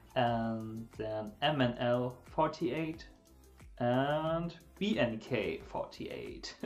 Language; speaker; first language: German; native; German